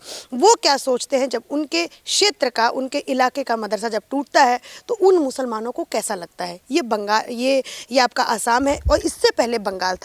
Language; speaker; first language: Hindi; native; Hindi